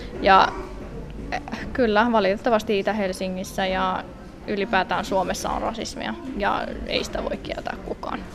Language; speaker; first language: Finnish; early bilingual, other home language; Somali